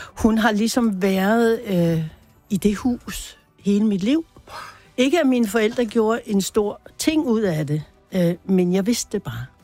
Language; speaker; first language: Danish; native; Danish